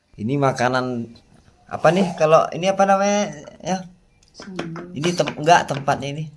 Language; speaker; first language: Indonesian; non-native, local second language; Minangkabau